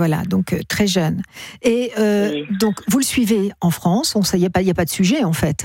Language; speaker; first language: French; native; French